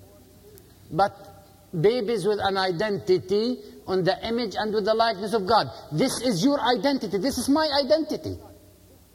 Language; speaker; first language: English; non-native, fluent; Arabic